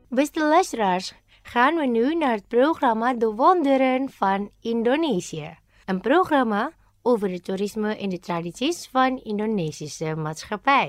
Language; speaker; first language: Dutch; non-native, local second language; Indonesian